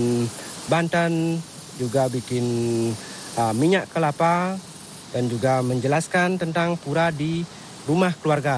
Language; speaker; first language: Indonesian; non-native, local second language; Balinese